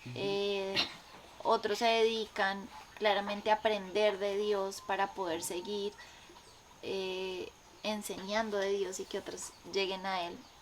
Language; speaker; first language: Spanish; native; Spanish